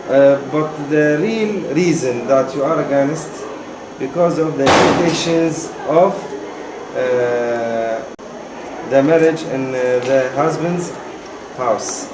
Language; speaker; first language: English; non-native, learner; Arabic